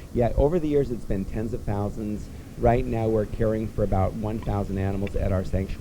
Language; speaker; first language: English; native; English